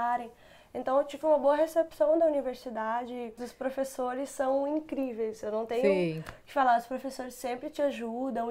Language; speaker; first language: Portuguese; non-native, local second language; Kabuverdianu